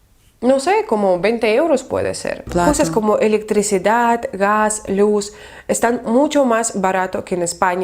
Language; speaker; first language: Spanish; non-native, fluent; Russian